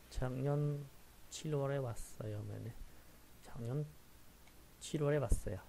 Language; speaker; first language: Korean; non-native, fluent; Khmer